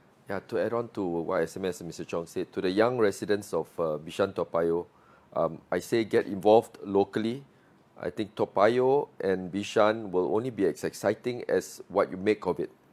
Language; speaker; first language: English; non-native, local second language; Malay